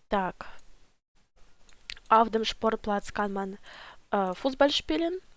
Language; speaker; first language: German; non-native, fluent; Ukrainian